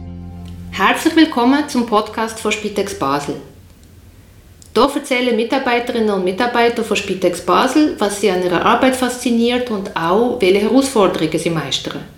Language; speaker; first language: German; native; German